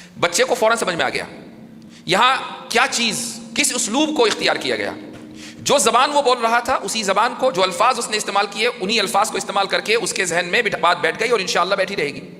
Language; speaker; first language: Urdu; native; Urdu